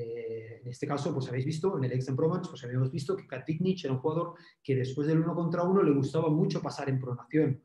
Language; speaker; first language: Spanish; native; Spanish